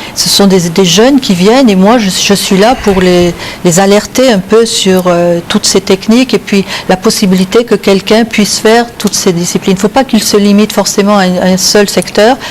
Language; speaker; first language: French; native; French